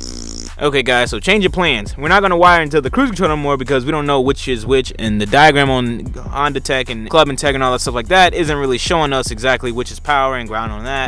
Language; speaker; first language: English; native; English